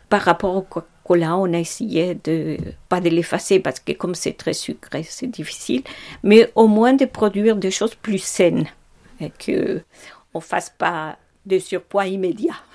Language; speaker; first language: French; non-native, fluent; Spanish